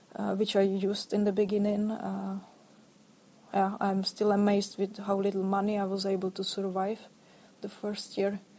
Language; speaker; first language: English; non-native, fluent; Czech